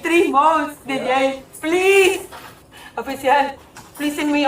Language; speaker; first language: English; non-native, learner; Spanish